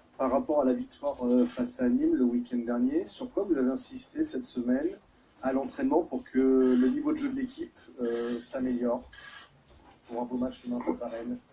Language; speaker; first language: French; native; French